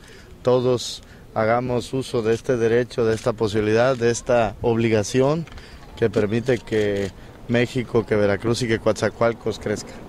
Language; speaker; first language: Spanish; native; Spanish